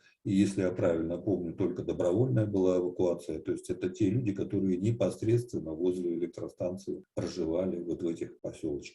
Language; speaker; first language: Russian; native; Russian